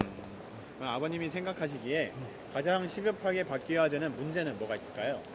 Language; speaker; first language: Korean; native; Korean